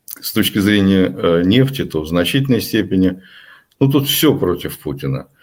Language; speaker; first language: Russian; native; Russian